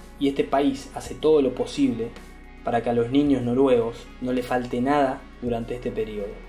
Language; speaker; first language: Spanish; native; Spanish